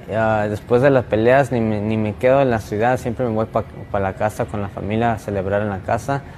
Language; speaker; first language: Spanish; early bilingual, heritage; Spanish